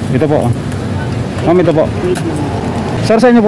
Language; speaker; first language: Filipino; native; Filipino